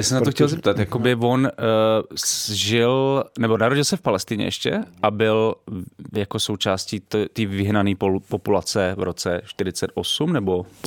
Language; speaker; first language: Czech; native; Czech